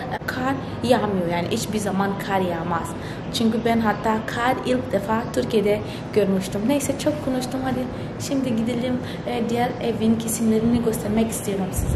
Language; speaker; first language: Turkish; non-native, fluent; Portuguese